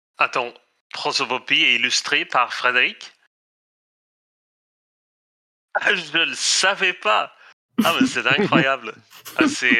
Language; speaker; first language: French; non-native, fluent; Swedish